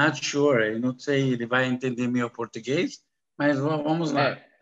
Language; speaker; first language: Portuguese; non-native, learner; Arabic